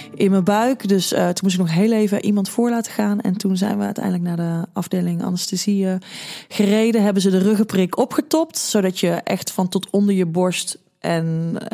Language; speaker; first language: Dutch; native; Dutch